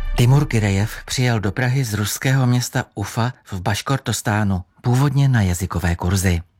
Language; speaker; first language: Czech; native; Czech